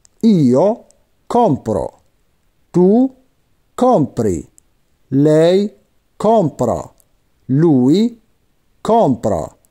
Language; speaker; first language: Italian; non-native, fluent; Arabic